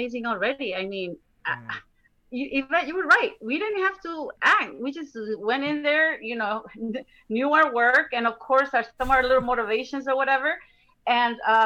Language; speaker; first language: English; early bilingual, other home language; Spanish